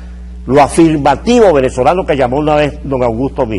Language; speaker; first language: Spanish; native; Spanish